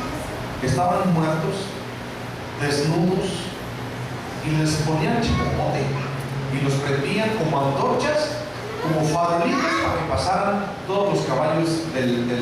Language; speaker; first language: Spanish; native; Spanish